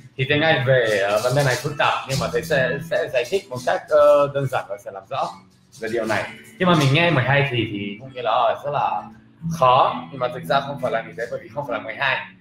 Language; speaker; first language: Vietnamese; non-native, fluent; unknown